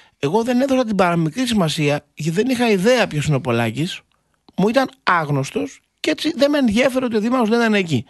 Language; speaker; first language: Greek; native; Greek